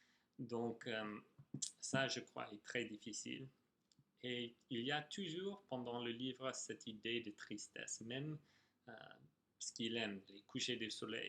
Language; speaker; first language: French; non-native, fluent; English